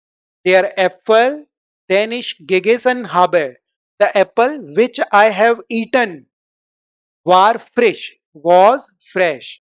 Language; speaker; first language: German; non-native, fluent; Hindi